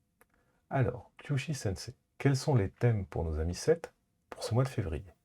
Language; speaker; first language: French; native; French